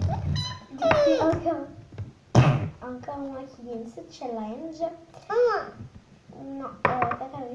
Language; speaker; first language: French; native; French